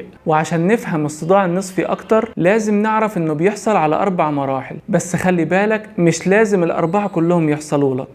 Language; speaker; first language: Arabic; native; Arabic